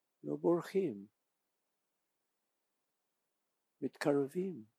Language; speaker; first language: Hebrew; non-native, fluent; English